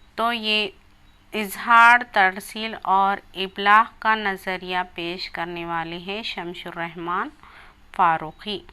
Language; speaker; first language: Urdu; native; Urdu